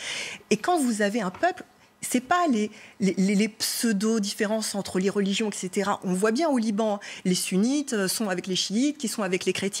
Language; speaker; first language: French; native; French